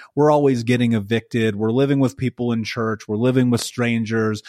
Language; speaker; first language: English; native; English